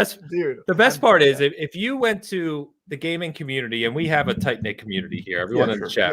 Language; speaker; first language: English; native; English